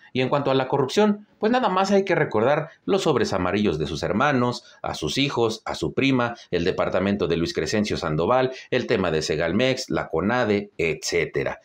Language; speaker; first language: Spanish; native; Spanish